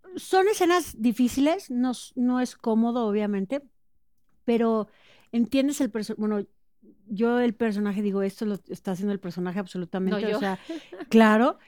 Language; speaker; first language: Spanish; native; Spanish